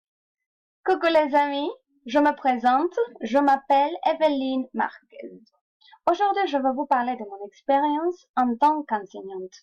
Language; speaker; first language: French; non-native, fluent; Spanish